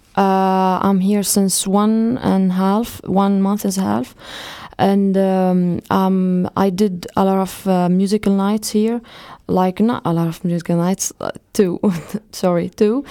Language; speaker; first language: English; non-native, fluent; Arabic